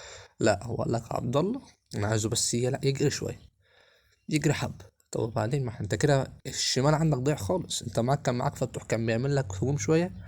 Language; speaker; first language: Arabic; native; Arabic